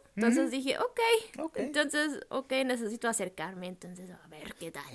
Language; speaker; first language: Spanish; non-native, fluent; German